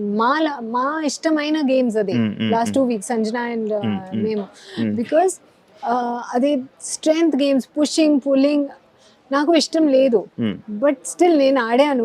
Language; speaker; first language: Telugu; non-native, learner; Hindi